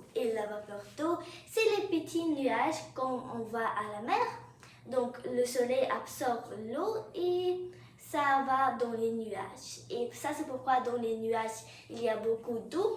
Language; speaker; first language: French; non-native, fluent; English